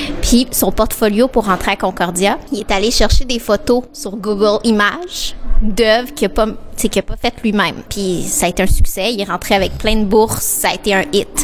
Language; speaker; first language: French; native; French